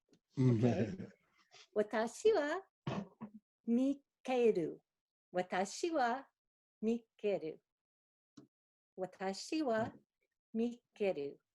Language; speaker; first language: Japanese; non-native, fluent; English